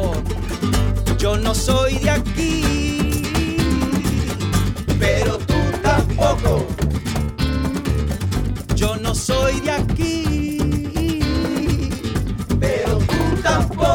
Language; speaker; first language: English; non-native, fluent; Spanish